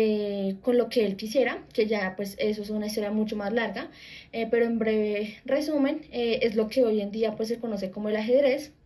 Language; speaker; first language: Spanish; native; Spanish